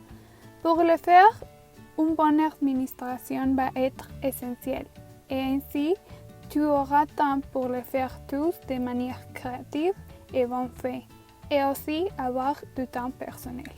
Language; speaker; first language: French; non-native, learner; Spanish